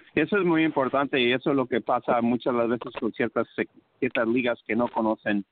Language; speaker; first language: Spanish; early bilingual, heritage; English